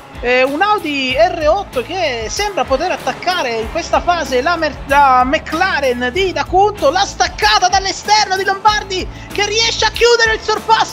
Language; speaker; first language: Italian; native; Italian